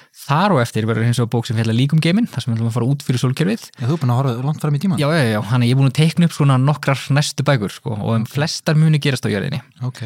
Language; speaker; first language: Icelandic; native; Icelandic